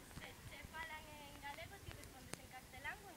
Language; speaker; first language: Galician; non-native, local second language; Spanish